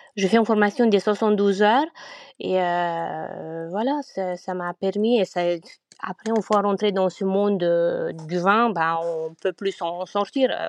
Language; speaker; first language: French; non-native, fluent; Romanian